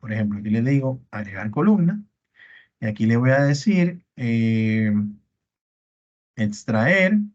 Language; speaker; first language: Spanish; native; Spanish